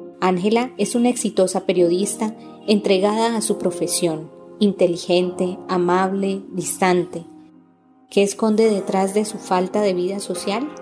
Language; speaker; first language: Spanish; native; Spanish